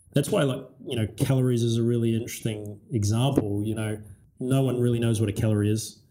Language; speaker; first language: English; native; English